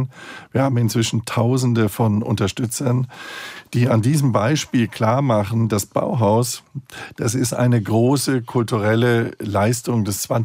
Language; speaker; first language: German; native; German